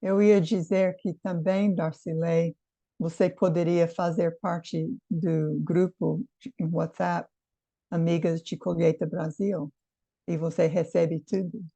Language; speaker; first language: Portuguese; non-native, fluent; English